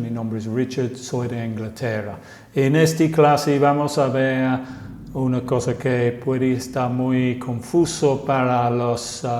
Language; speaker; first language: Spanish; non-native, fluent; English